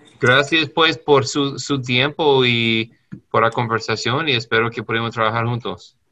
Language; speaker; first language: Spanish; non-native, learner; English